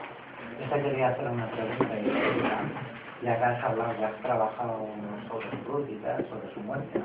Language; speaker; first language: Spanish; native; Spanish